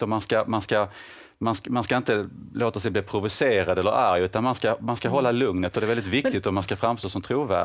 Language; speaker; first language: Swedish; native; Swedish